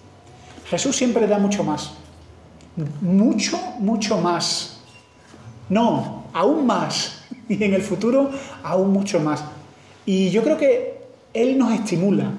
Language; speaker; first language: Spanish; native; Spanish